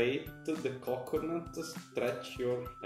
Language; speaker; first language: English; non-native, fluent; Italian